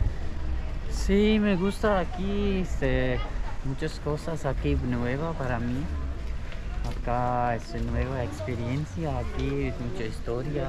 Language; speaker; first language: Spanish; non-native, learner; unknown